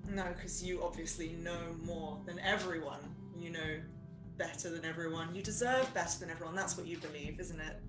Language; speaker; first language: English; native; English